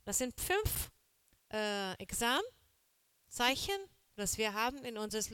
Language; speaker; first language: German; non-native, learner; Portuguese